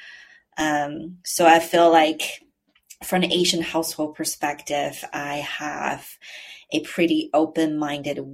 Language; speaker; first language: English; non-native, fluent; Chinese